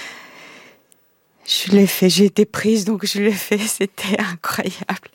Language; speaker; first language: French; non-native, fluent; Korean